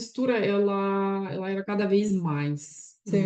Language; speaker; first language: Portuguese; non-native, fluent; Russian